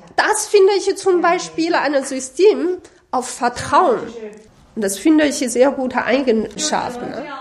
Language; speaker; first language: German; non-native, fluent; Chinese